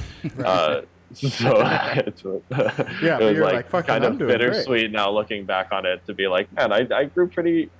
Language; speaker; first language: English; native; English